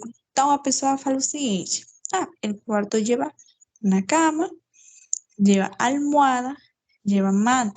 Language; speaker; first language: Portuguese; non-native, fluent; Spanish